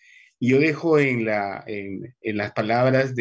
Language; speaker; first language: Spanish; native; Spanish